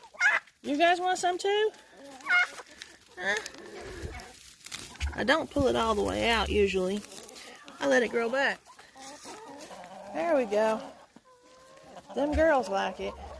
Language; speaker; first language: English; native; English